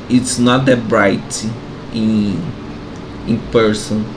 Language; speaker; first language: English; non-native, fluent; Portuguese